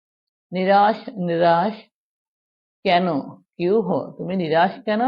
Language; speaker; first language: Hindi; non-native, local second language; Bangla